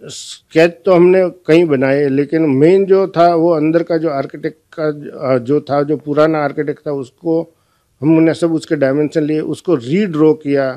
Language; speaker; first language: Hindi; non-native, local second language; Gujarati